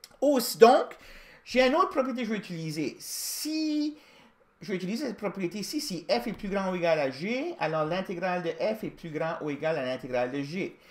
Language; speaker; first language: French; native; French